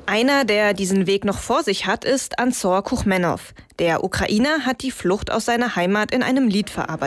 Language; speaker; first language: German; native; German